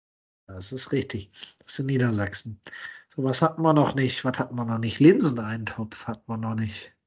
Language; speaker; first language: German; native; German